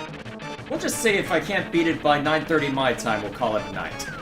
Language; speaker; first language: English; native; English